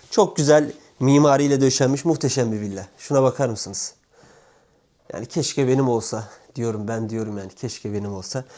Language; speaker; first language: Turkish; native; Turkish